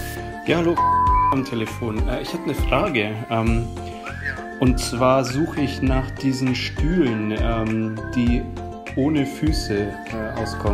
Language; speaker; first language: German; native; German